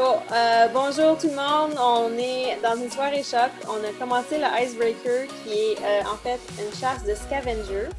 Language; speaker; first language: French; native; French